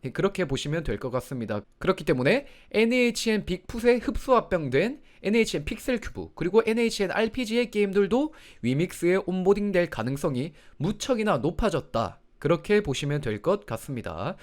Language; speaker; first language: Korean; native; Korean